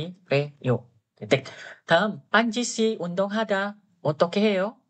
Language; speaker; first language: Korean; non-native, fluent; Indonesian